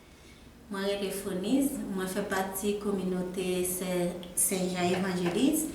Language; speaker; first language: French; non-native, learner; Haitian Creole